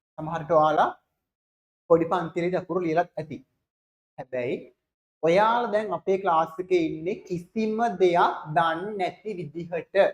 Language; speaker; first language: Sinhala; non-native, local second language; Tamil